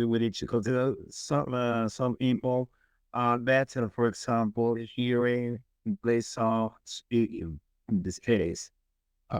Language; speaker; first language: English; non-native, learner; Spanish